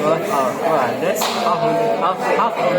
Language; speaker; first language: English; non-native, learner; Indonesian